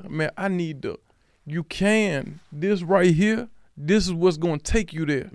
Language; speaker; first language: English; native; English